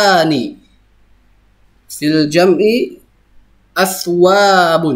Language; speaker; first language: Arabic; non-native, fluent; Indonesian